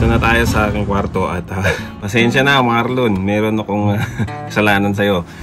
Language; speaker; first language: Filipino; native; Filipino